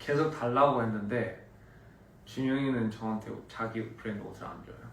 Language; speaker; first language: Korean; early bilingual, heritage; Korean